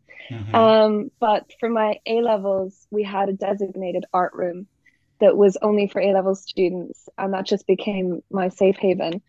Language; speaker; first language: English; native; English